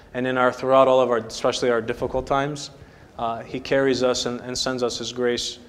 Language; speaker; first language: English; native; English